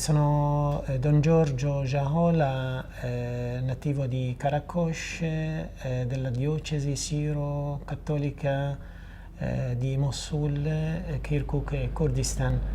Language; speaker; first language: Italian; non-native, fluent; Assyrian Neo-Aramaic